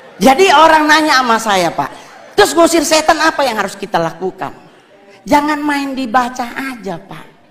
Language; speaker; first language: Indonesian; native; Indonesian